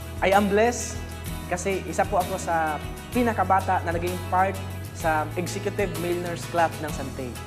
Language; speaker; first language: Filipino; non-native, local second language; Cebuano